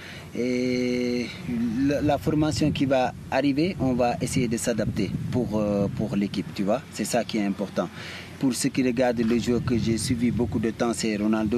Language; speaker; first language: French; early bilingual, heritage; Italian